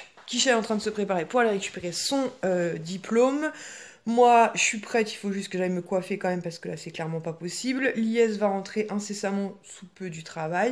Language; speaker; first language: French; native; French